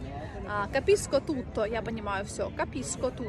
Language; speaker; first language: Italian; non-native, fluent; Russian